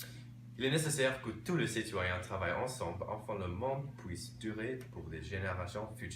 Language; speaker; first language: French; non-native, learner; English